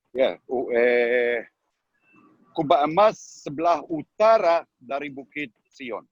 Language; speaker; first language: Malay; non-native, learner; Hebrew